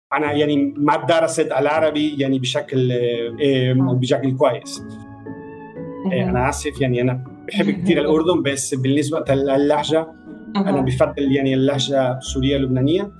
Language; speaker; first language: Arabic; non-native, fluent; Spanish